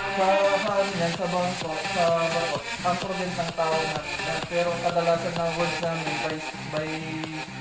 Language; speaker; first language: Filipino; non-native, local second language; Iloko